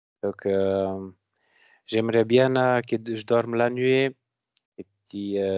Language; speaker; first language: French; non-native, learner; Macedonian